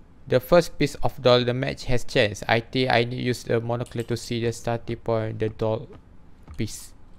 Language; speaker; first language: English; non-native, local second language; Malay